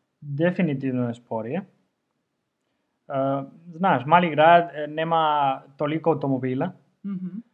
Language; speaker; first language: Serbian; non-native, fluent; Spanish